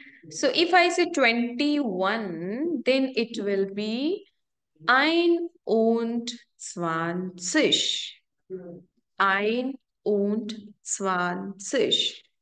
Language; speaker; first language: German; non-native, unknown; Hindi